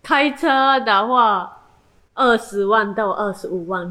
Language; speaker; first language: Chinese; non-native, learner; Japanese